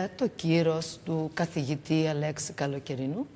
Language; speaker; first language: Greek; native; Greek